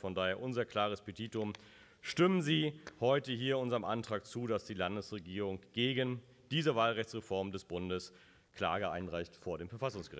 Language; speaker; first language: German; native; German